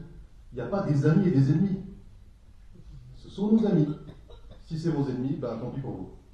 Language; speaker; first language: French; native; French